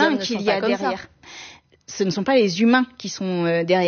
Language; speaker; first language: French; native; French